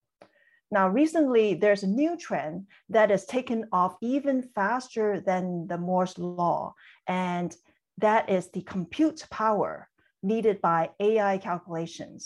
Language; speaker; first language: English; non-native, local second language; Cantonese